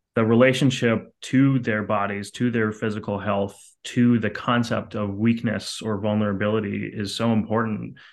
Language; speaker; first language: English; native; English